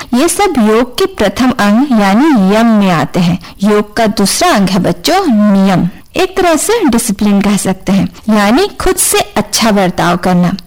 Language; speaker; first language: Hindi; native; Hindi